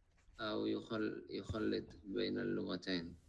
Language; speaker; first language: Arabic; non-native, fluent; Indonesian